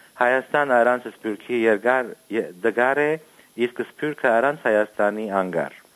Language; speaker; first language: Armenian; early bilingual, heritage; Armenian